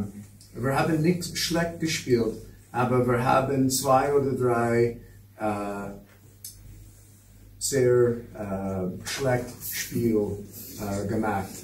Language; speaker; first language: German; non-native, learner; English